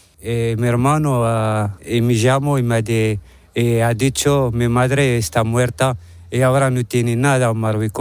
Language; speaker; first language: Spanish; non-native, learner; Arabic